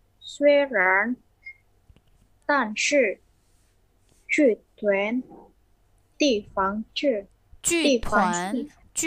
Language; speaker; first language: Chinese; non-native, learner; Indonesian